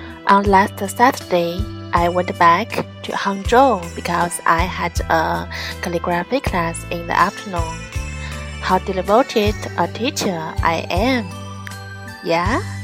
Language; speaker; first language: English; non-native, learner; Chinese